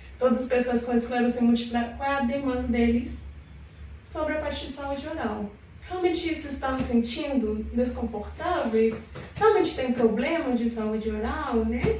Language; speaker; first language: Portuguese; non-native, fluent; Spanish